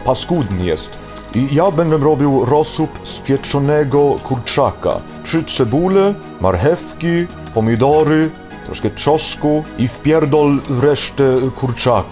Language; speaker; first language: Polish; early bilingual, heritage; Polish